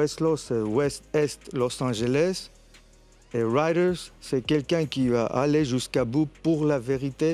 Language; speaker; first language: French; non-native, fluent; Armenian